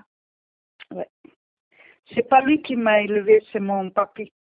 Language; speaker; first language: French; non-native, learner; Portuguese